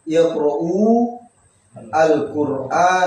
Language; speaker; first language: Arabic; non-native, learner; Indonesian